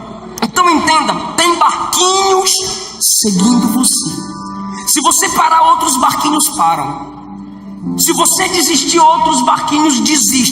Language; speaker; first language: Portuguese; native; Portuguese